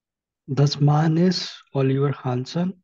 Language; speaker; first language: German; non-native, learner; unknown